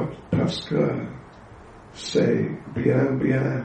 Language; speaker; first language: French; non-native, learner; English